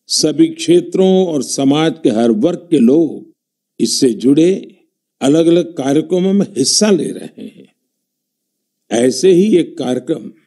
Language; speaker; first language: Hindi; non-native, local second language; Gujarati